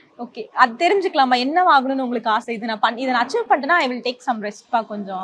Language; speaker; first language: Tamil; native; Tamil